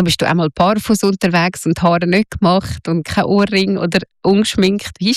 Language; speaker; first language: German; native; German